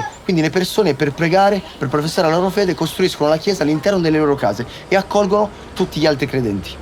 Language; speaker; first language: Italian; native; Italian